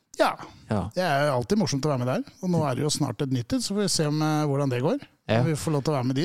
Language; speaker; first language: Norwegian; native; Norwegian